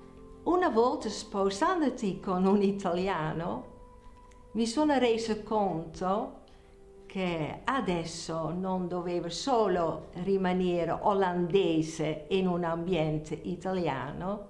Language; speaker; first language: Italian; non-native, fluent; Dutch